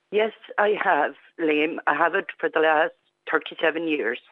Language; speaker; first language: English; native; English